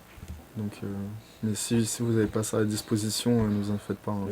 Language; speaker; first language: French; native; French